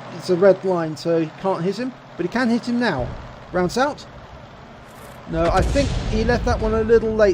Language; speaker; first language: English; native; English